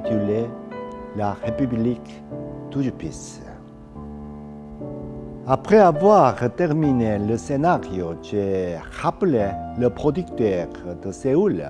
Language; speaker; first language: French; non-native, fluent; Korean